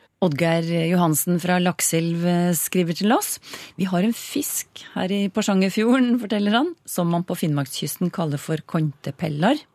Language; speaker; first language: Norwegian; native; Norwegian